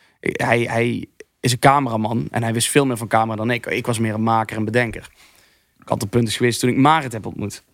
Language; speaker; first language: Dutch; native; Dutch